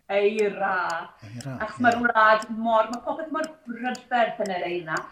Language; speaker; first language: Welsh; non-native, local second language; English